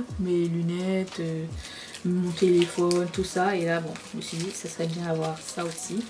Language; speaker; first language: French; native; French